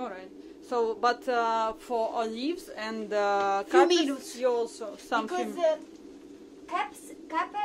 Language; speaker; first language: English; non-native, learner; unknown